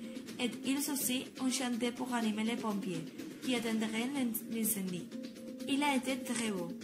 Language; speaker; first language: French; non-native, learner; Spanish